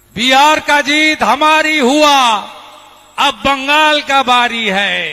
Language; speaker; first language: Hindi; non-native, local second language; Bangla